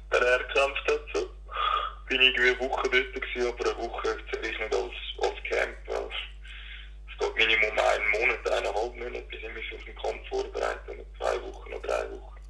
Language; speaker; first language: German; native; German